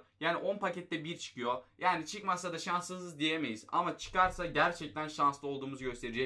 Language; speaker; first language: Turkish; native; Turkish